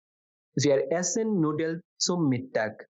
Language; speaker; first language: German; non-native, fluent; Bangla